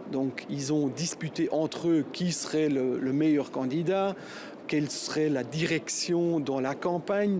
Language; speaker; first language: French; non-native, local second language; German